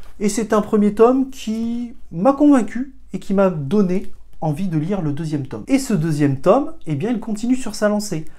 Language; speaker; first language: French; native; French